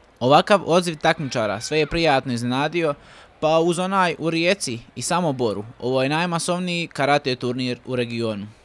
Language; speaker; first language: Serbian; native; Serbian